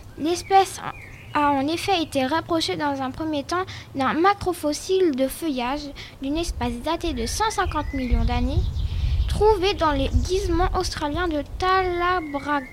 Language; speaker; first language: French; native; French